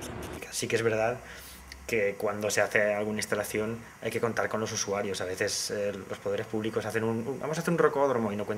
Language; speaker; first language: Spanish; native; Spanish